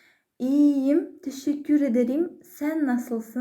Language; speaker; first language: Turkish; non-native, fluent; Kazakh